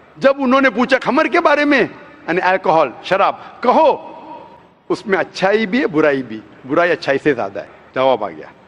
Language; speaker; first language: Hindi; non-native, local second language; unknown